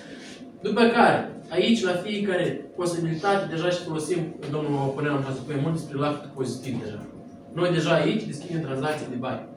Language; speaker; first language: Romanian; non-native, local second language; Russian